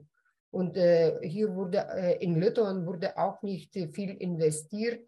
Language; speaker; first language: German; non-native, fluent; Lithuanian